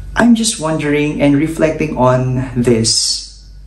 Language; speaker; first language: English; non-native, local second language; Filipino